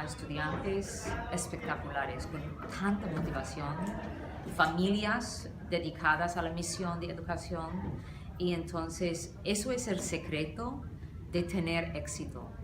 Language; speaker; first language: Spanish; non-native, fluent; English